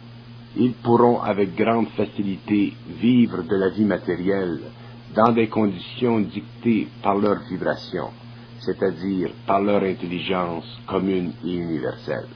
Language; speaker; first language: French; native; French